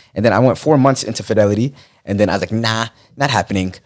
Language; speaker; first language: English; native; English